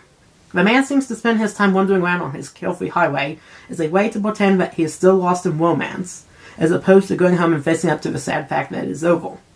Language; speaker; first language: English; native; English